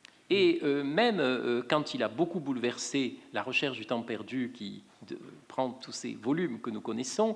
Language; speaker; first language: French; native; French